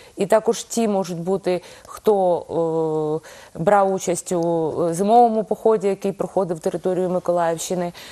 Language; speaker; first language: Ukrainian; native; Ukrainian